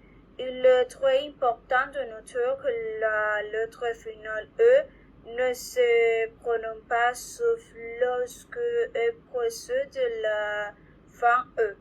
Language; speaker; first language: French; non-native, learner; Spanish